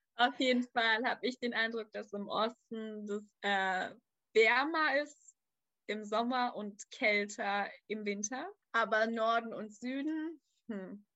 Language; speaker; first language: German; native; German